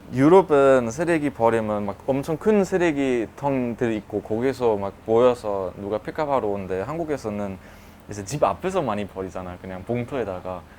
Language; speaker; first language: Korean; non-native, fluent; German